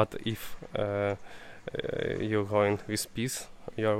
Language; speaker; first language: English; non-native, learner; Russian